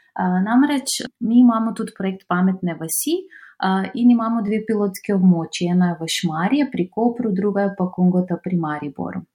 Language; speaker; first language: Slovenian; non-native, fluent; Macedonian